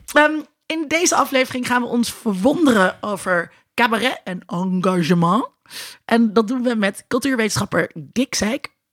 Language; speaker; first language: Dutch; native; Dutch